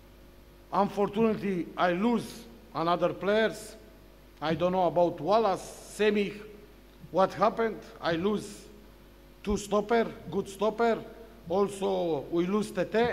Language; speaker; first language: English; non-native, learner; Romanian